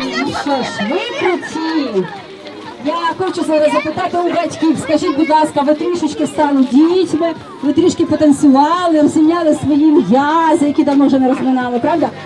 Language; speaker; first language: Ukrainian; native; Ukrainian